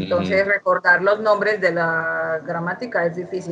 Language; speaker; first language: Spanish; native; Spanish